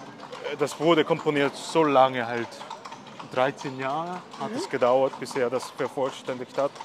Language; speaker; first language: German; non-native, fluent; Korean